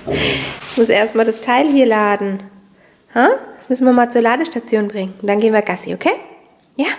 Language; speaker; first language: German; native; German